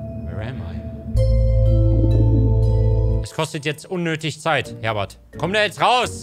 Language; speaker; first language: German; native; German